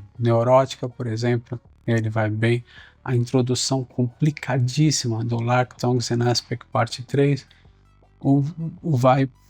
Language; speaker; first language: Portuguese; native; Portuguese